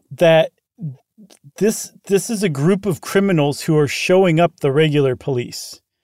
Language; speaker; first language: English; native; English